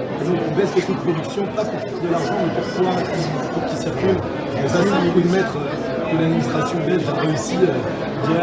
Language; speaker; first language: French; native; French